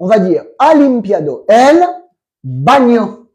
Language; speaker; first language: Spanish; non-native, fluent; French